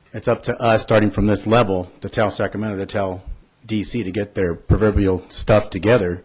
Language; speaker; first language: English; early bilingual, other home language; Spanish